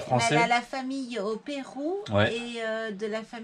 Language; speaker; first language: French; native; French